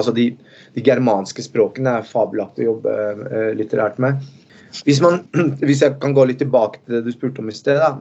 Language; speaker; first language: Norwegian; early bilingual, other home language; Spanish